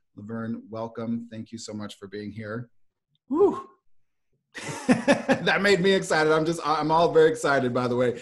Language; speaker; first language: English; native; English